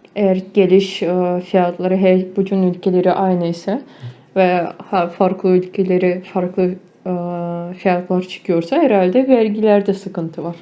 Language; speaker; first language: Turkish; non-native, fluent; Ukrainian